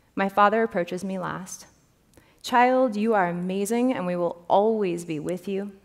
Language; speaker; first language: English; native; English